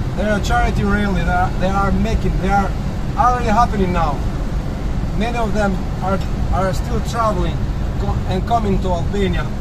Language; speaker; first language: English; non-native, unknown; Albanian